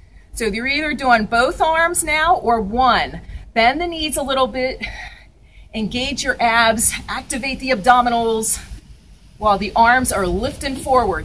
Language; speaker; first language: English; native; English